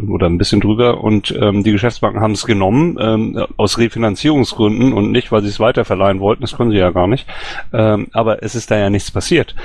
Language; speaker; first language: German; native; German